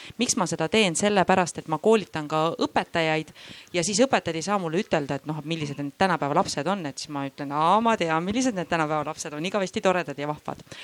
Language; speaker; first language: Estonian; native; Estonian